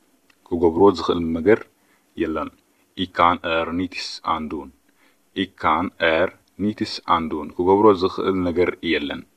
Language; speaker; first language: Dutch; non-native, fluent; Tigrinya